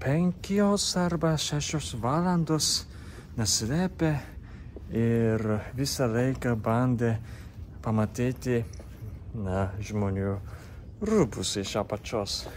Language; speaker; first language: Lithuanian; non-native, fluent; Japanese